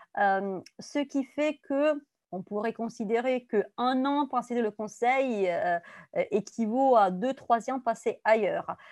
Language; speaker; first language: French; non-native, fluent; Italian